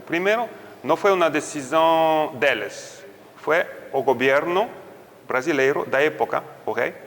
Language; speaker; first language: Portuguese; non-native, fluent; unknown